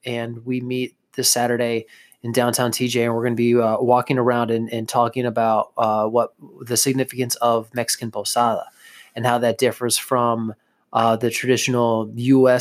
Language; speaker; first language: English; native; English